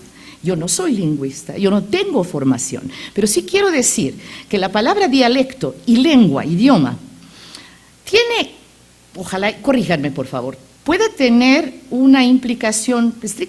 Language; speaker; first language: Spanish; non-native, fluent; Macedonian